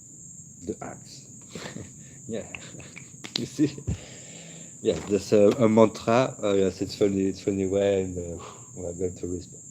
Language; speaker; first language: English; non-native, learner; French